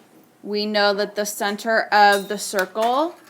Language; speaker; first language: English; native; English